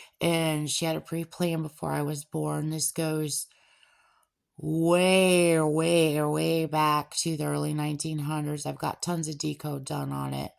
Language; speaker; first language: English; native; English